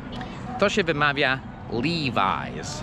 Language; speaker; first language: Polish; early bilingual, heritage; English